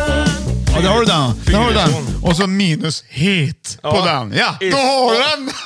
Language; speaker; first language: Swedish; native; Swedish